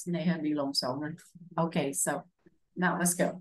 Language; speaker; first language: English; non-native, fluent; Vietnamese